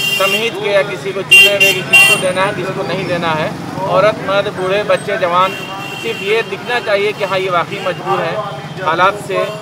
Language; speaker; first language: Hindi; native; Hindi